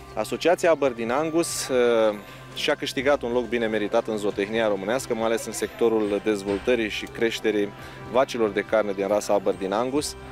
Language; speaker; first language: Romanian; native; Romanian